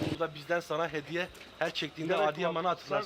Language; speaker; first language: Turkish; native; Turkish